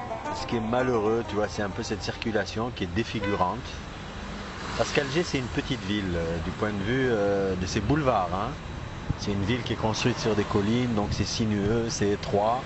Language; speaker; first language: French; non-native, local second language; Arabic